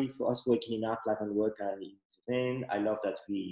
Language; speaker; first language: English; non-native, fluent; Malagasy